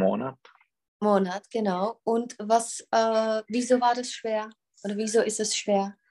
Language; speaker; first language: German; non-native, fluent; Czech